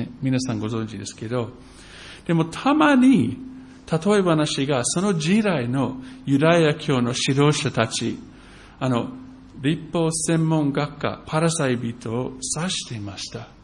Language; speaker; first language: Japanese; non-native, fluent; English